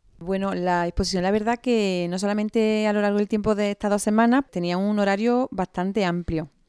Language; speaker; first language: Spanish; native; Spanish